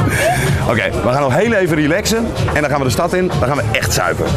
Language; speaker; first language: Dutch; native; Dutch